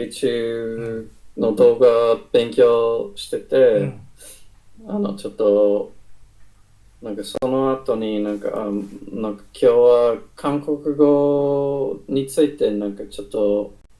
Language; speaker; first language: Japanese; non-native, learner; English